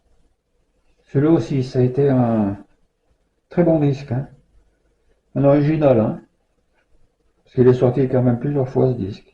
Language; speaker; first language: French; native; French